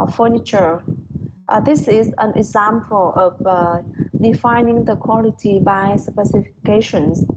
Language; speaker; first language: English; non-native, fluent; Vietnamese